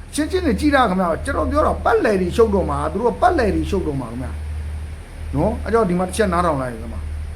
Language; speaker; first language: Burmese; native; Burmese